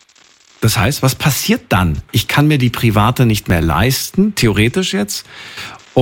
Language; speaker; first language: German; native; German